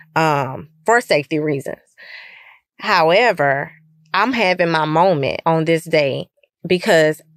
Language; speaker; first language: English; native; English